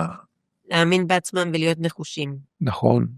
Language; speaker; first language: Hebrew; early bilingual, other home language; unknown